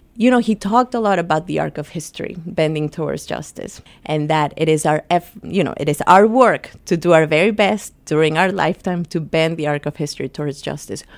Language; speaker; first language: English; early bilingual, other home language; Spanish